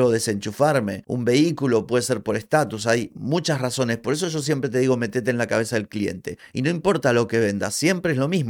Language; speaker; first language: Spanish; native; Spanish